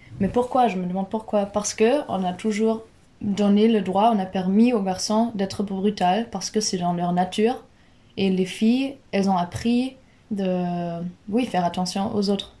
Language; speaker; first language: French; non-native, fluent; German